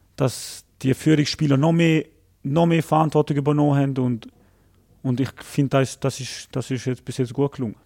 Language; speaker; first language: German; native; German